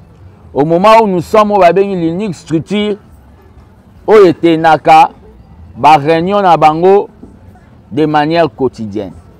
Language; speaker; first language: French; non-native, local second language; Lingala